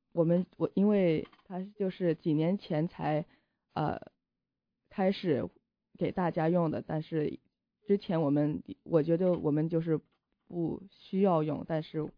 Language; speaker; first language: Chinese; early bilingual, heritage; Chinese